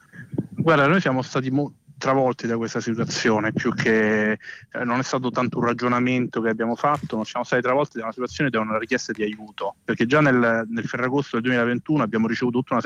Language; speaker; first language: Italian; native; Italian